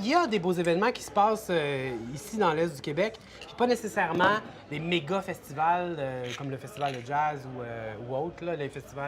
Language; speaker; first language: French; native; French